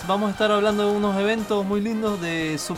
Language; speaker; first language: Spanish; native; Spanish